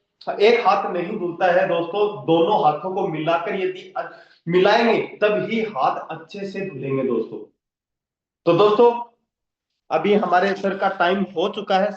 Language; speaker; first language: Hindi; native; Hindi